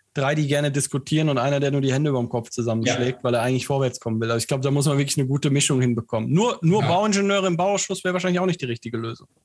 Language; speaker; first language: German; native; German